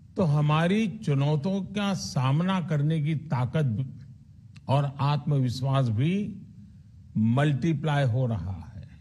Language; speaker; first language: Hindi; non-native, local second language; Gujarati